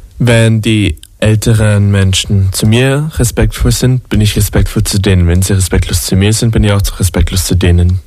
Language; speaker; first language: German; native; German